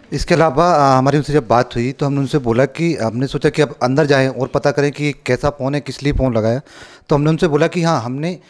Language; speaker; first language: Hindi; native; Hindi